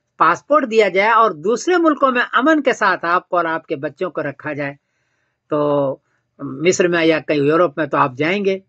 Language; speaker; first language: Urdu; native; Urdu